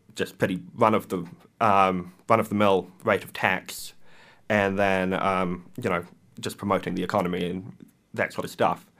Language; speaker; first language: English; native; English